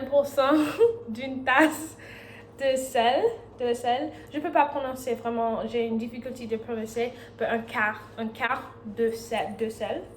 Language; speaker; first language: French; non-native, learner; English